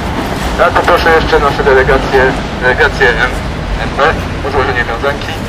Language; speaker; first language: Polish; native; Polish